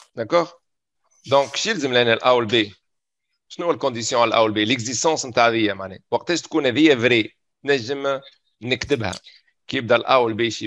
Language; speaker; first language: French; non-native, local second language; Arabic